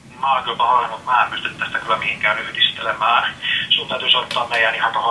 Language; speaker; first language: Finnish; native; Finnish